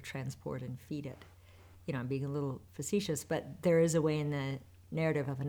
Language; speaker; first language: English; native; English